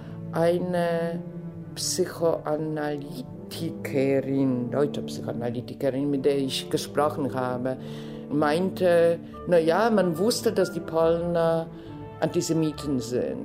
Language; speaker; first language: German; non-native, fluent; Polish